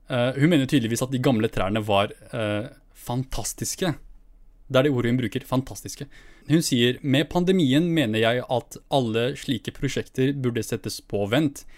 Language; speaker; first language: Norwegian; early bilingual, other home language; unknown